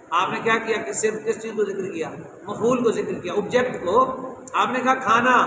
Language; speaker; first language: Urdu; non-native, local second language; Punjabi